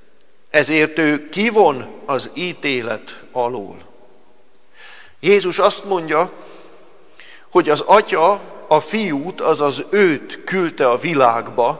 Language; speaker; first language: Hungarian; native; Hungarian